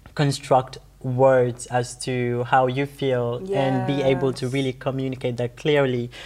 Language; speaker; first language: English; non-native, local second language; Wolof